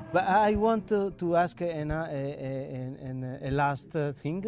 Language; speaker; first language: English; non-native, learner; Italian